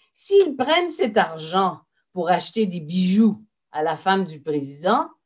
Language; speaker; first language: French; native; French